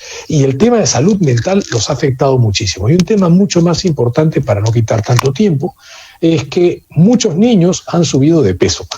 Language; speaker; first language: Spanish; native; Spanish